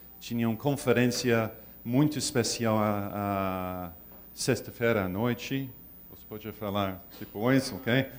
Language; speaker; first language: Portuguese; non-native, learner; English